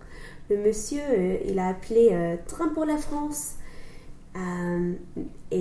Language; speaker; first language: French; non-native, learner; English